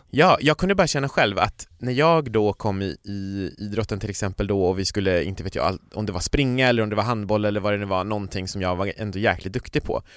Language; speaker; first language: Swedish; native; Swedish